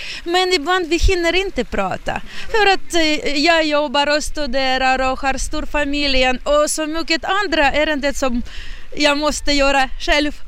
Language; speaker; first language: Swedish; non-native, learner; Ukrainian